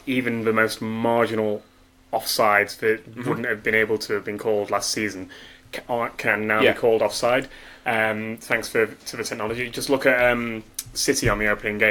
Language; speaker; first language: English; native; English